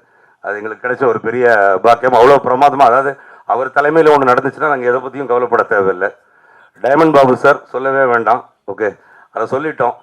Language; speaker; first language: Tamil; native; Tamil